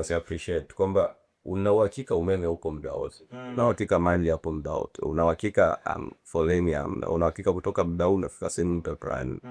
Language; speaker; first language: Swahili; native; Swahili